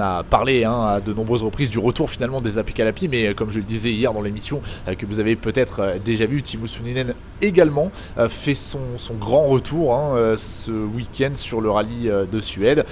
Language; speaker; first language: French; native; French